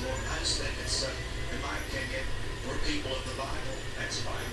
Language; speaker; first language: English; native; English